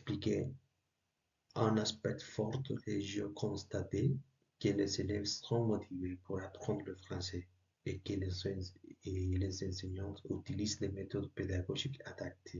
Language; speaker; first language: French; non-native, learner; Spanish